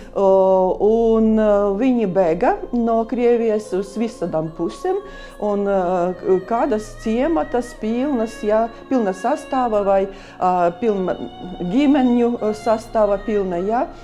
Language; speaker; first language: Latvian; early bilingual, other home language; Russian